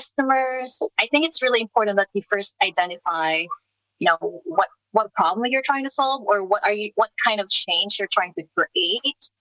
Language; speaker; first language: English; non-native, local second language; Filipino